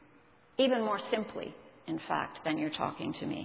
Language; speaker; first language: English; native; English